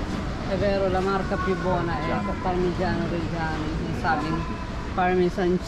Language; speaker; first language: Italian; non-native, fluent; Filipino